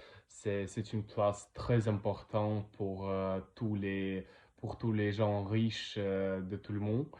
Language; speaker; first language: French; non-native, learner; Russian